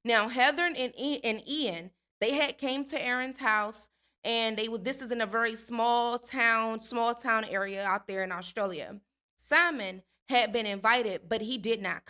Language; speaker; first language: English; native; English